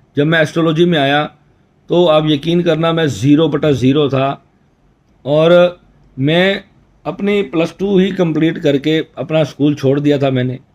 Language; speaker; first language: Hindi; native; Hindi